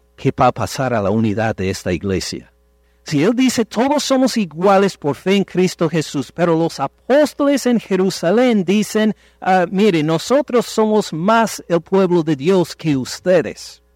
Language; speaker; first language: Spanish; non-native, fluent; English